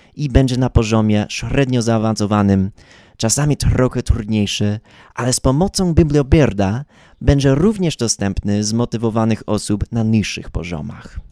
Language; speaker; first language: Polish; non-native, fluent; English